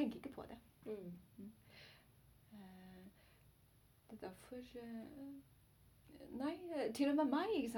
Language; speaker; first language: Norwegian; non-native, learner; Chinese